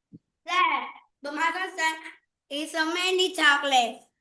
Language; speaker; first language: English; non-native, learner; Vietnamese